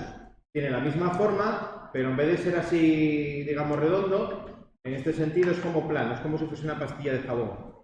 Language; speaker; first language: Spanish; native; Spanish